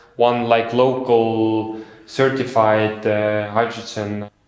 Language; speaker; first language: English; non-native, fluent; Estonian